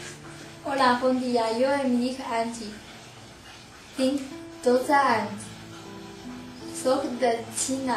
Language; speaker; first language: Catalan; non-native, learner; Chinese